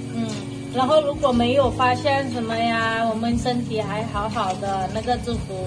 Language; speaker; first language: Chinese; non-native, fluent; Thai